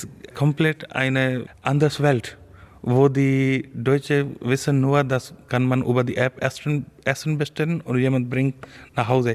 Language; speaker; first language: German; non-native, learner; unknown